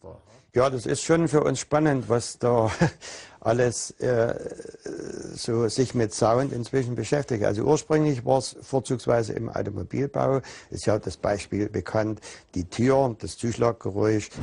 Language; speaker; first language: German; native; German